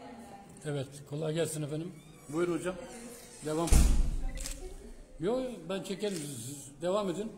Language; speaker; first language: Turkish; native; Turkish